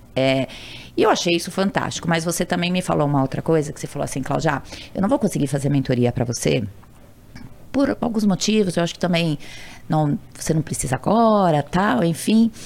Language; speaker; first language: Portuguese; native; Portuguese